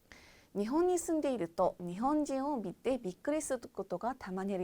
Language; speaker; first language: Japanese; non-native, fluent; Korean